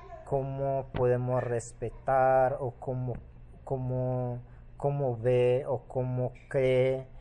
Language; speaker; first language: Spanish; non-native, local second language; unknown